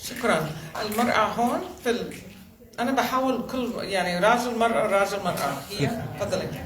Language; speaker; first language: Arabic; early bilingual, heritage; Arabic